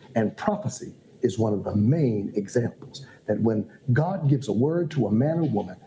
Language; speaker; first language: English; native; English